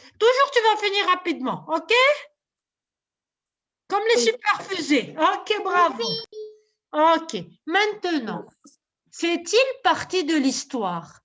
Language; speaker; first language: French; non-native, local second language; Arabic